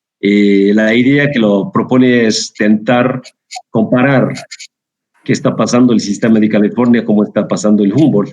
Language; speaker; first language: Spanish; non-native, fluent; Arabic